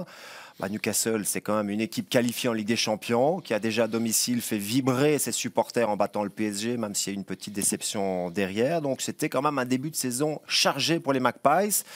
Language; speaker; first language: French; native; French